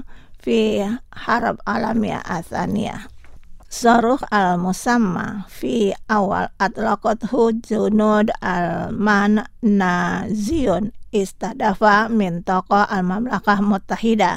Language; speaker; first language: Arabic; non-native, fluent; Indonesian